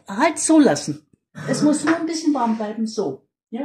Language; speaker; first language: German; native; German